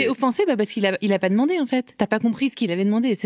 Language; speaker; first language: French; native; French